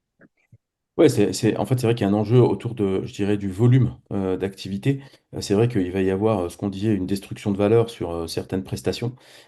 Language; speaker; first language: French; native; French